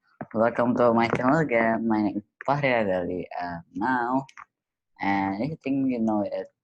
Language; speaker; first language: English; non-native, learner; Indonesian